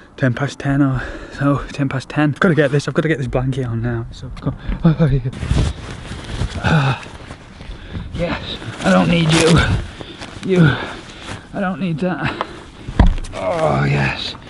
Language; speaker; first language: English; native; English